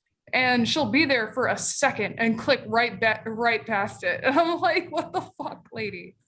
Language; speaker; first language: English; native; English